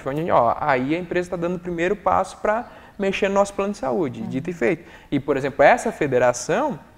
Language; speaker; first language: Portuguese; native; Portuguese